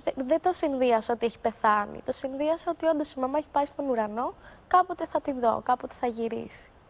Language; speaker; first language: Greek; native; Greek